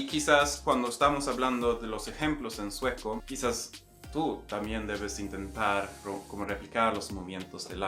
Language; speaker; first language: Spanish; non-native, fluent; Swedish